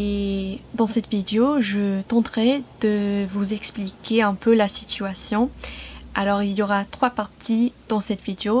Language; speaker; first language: French; non-native, fluent; English